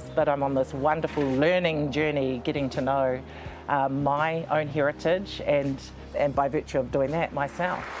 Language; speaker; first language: English; native; English